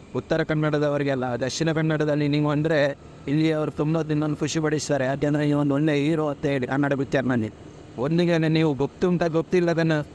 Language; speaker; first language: Kannada; native; Kannada